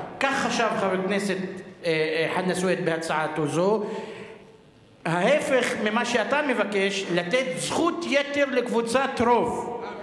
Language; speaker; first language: Hebrew; non-native, local second language; Arabic